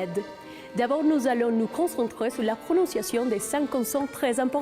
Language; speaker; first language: French; non-native, fluent; Spanish